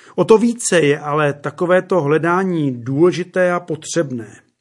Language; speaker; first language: Czech; native; Czech